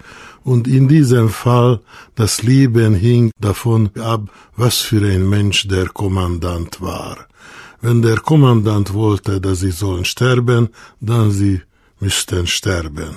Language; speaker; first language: German; non-native, fluent; Hungarian